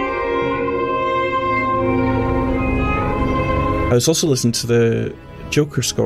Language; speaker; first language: English; native; English